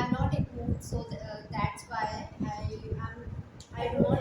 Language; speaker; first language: English; non-native, learner; Hindi